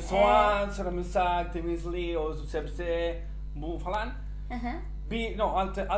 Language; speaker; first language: Turkish; non-native, learner; Spanish